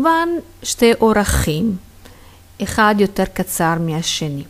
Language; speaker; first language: Hebrew; non-native, fluent; Italian